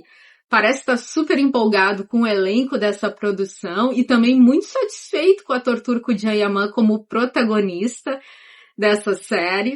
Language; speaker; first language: Portuguese; native; Portuguese